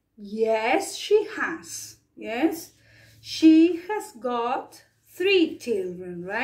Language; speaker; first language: English; non-native, fluent; Spanish